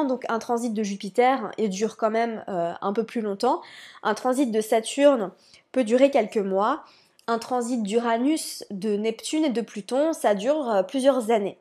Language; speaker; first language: French; native; French